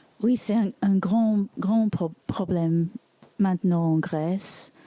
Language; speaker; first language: French; non-native, learner; English